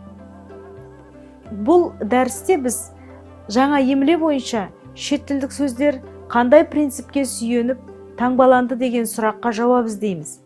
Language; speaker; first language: Kazakh; native; Kazakh